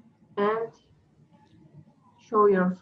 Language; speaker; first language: English; non-native, fluent; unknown